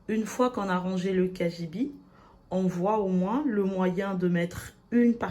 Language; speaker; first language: French; native; French